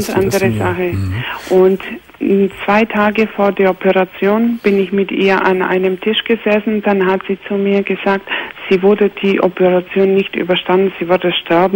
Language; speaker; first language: German; non-native, fluent; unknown